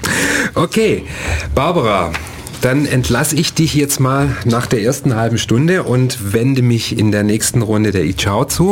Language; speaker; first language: German; native; German